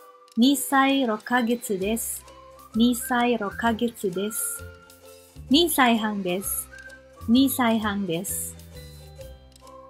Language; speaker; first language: Japanese; non-native, fluent; Indonesian